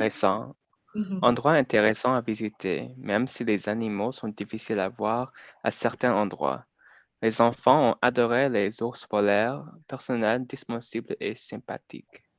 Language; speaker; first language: French; non-native, learner; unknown